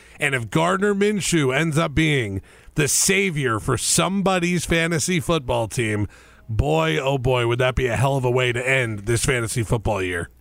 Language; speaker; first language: English; native; English